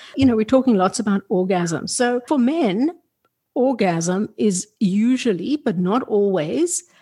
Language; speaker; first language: English; native; English